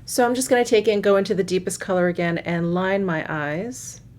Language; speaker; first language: English; native; English